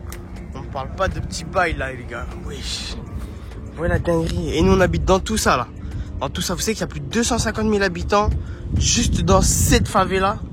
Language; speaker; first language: French; native; French